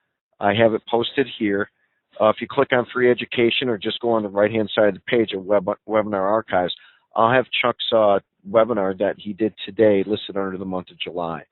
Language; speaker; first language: English; native; English